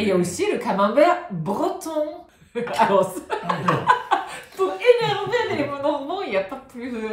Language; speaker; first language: French; non-native, fluent; Japanese